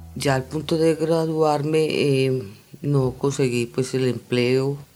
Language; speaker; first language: Spanish; native; Spanish